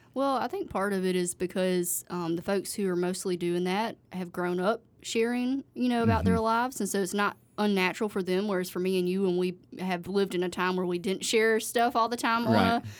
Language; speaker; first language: English; native; English